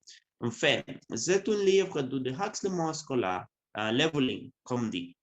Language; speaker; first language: French; non-native, learner; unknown